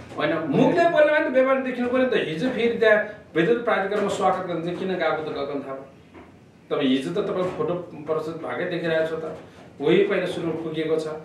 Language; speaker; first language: Nepali; non-native, local second language; Eastern Tamang